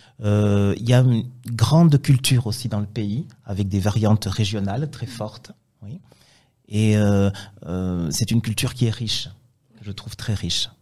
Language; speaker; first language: French; native; French